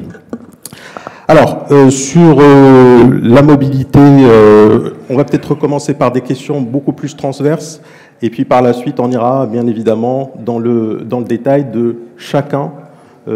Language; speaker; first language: French; non-native, local second language; Arabic